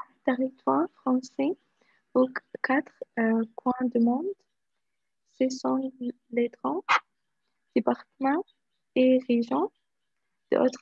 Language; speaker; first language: French; non-native, learner; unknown